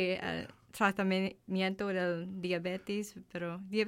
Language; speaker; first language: Spanish; non-native, learner; English